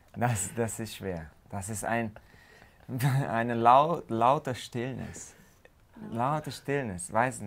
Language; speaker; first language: German; non-native, fluent; Hungarian